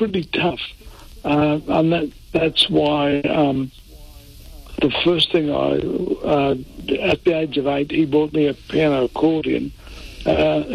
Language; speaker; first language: English; non-native, local second language; Italian